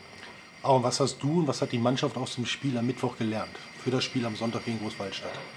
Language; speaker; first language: German; native; German